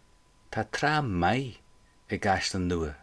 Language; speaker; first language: Irish; non-native, local second language; English